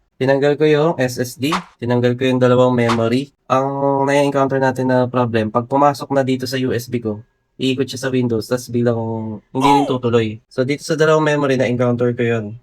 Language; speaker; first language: Filipino; native; Filipino